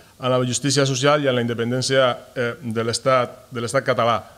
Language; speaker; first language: Catalan; non-native, learner; Spanish